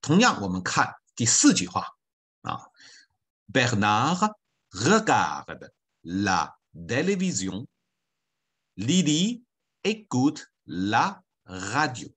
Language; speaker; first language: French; non-native, fluent; Chinese